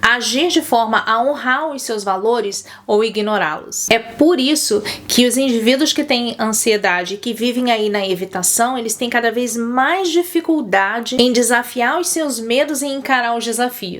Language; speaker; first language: Portuguese; native; Portuguese